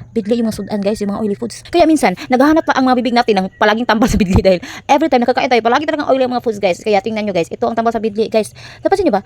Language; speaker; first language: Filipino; non-native, local second language; Cebuano